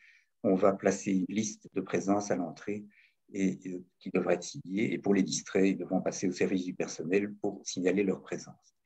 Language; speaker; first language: French; native; French